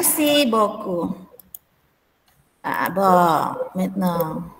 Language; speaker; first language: French; non-native, fluent; Indonesian